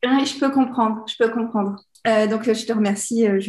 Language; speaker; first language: French; native; French